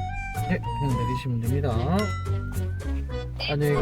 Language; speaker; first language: Korean; native; Korean